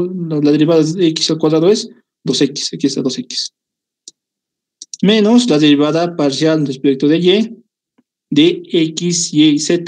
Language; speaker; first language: Spanish; native; Spanish